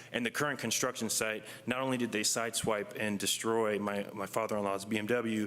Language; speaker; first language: English; native; English